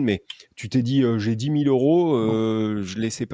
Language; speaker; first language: French; native; French